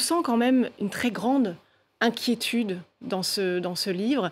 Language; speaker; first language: French; native; French